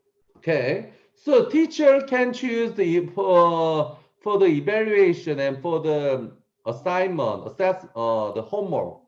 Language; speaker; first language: English; non-native, learner; Korean